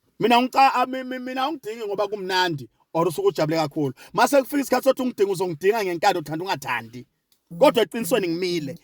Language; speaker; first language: Zulu; non-native, local second language; Swati